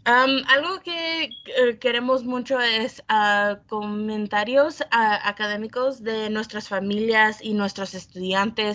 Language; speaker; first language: Spanish; early bilingual, heritage; Spanish